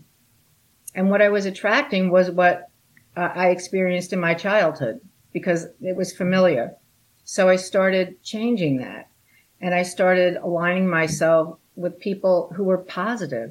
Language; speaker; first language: English; native; English